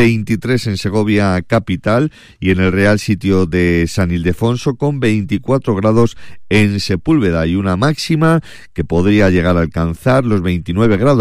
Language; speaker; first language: Spanish; native; Spanish